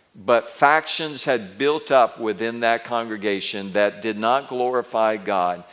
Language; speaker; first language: English; native; English